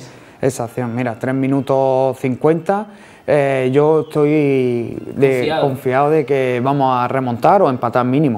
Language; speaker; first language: Spanish; native; Spanish